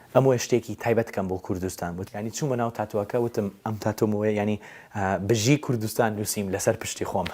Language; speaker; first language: Central Kurdish; non-native, fluent; English